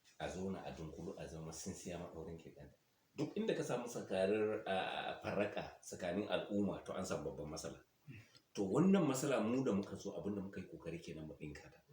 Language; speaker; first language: Hausa; non-native, local second language; Fula